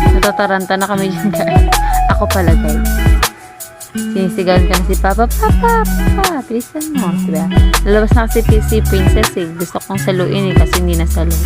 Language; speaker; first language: Filipino; non-native, local second language; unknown